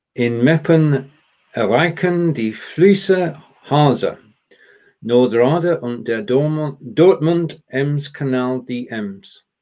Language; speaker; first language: German; non-native, learner; English